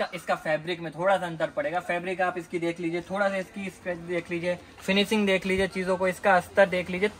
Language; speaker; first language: Hindi; native; Hindi